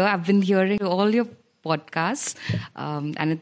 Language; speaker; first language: English; non-native, local second language; Telugu